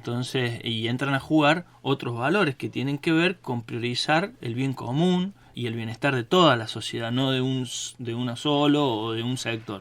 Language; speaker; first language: Spanish; native; Spanish